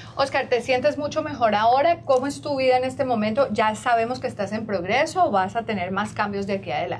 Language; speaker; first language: Spanish; native; Spanish